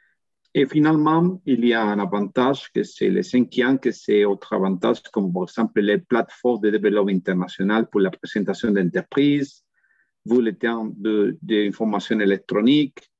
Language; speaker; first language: French; non-native, learner; Spanish